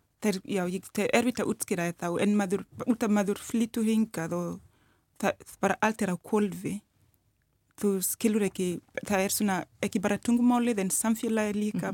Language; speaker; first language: Icelandic; non-native, learner; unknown